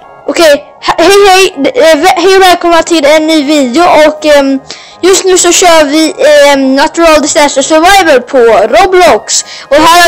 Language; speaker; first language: Swedish; native; Swedish